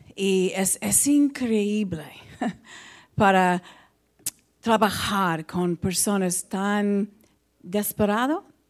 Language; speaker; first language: Spanish; non-native, learner; English